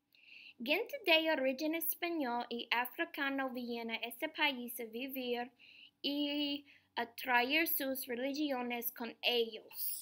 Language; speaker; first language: Spanish; non-native, learner; English